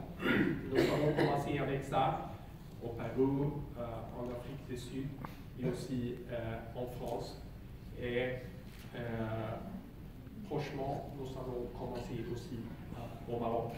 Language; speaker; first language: French; non-native, learner; Swedish